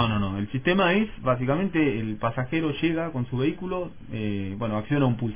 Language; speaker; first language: Spanish; native; Spanish